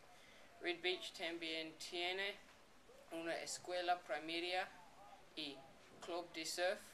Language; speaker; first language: Spanish; non-native, learner; English